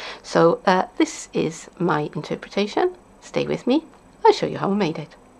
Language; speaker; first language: English; native; English